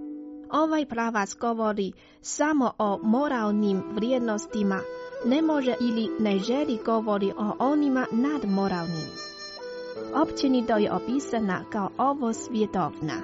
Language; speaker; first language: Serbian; non-native, fluent; Chinese